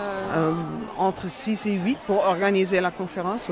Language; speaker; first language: French; non-native, fluent; Dutch